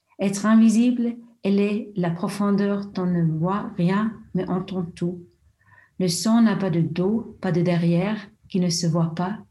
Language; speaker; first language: French; non-native, local second language; German